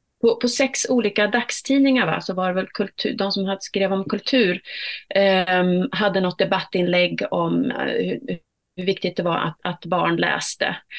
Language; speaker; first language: Swedish; native; Swedish